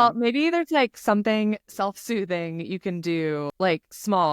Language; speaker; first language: English; native; English